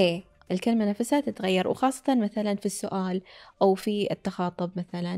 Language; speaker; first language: Arabic; native; Arabic